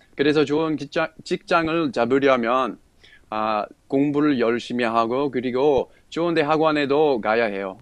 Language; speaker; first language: Korean; non-native, fluent; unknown